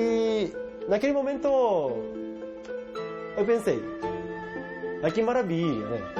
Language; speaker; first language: Portuguese; non-native, fluent; Japanese